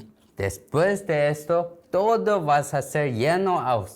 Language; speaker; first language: Spanish; non-native, learner; Korean